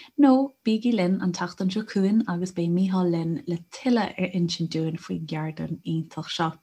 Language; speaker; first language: Irish; non-native, local second language; English